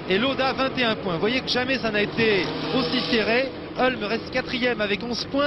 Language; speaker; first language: French; native; French